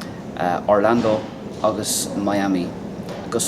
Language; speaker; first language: Irish; non-native, local second language; English